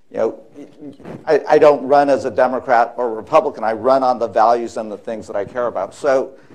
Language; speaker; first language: English; native; English